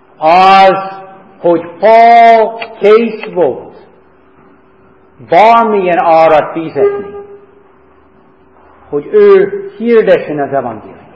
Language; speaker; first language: Hungarian; non-native, learner; English